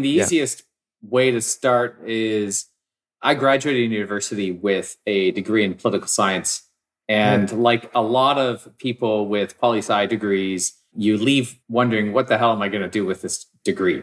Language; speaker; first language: English; native; English